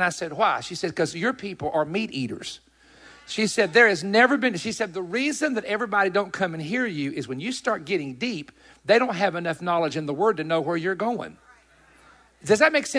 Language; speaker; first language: English; native; English